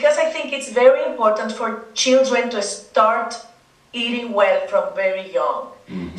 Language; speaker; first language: English; non-native, fluent; Spanish